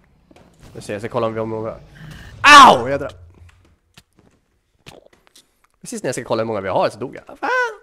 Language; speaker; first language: Swedish; native; Swedish